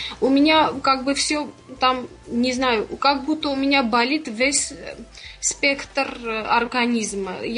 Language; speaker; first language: Russian; non-native, fluent; Armenian